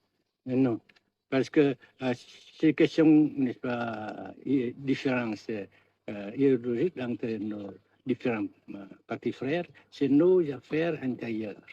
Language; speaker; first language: French; non-native, fluent; Vietnamese